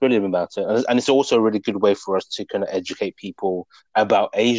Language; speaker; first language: English; native; English